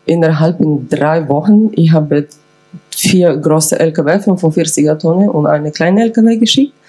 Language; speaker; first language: German; non-native, fluent; Ukrainian